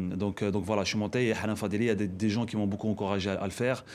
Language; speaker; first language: French; non-native, local second language; Arabic